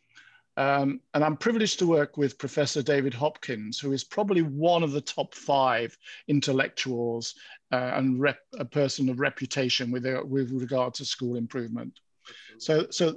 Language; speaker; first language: English; native; English